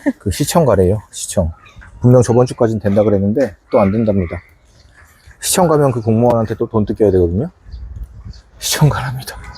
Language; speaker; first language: Korean; native; Korean